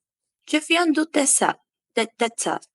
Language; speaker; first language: French; non-native, learner; Spanish